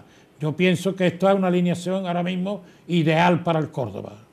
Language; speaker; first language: Spanish; native; Spanish